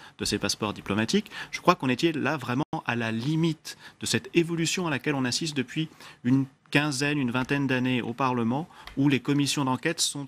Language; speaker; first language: French; native; French